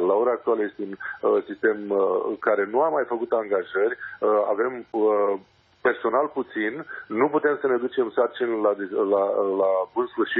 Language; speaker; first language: Romanian; native; Romanian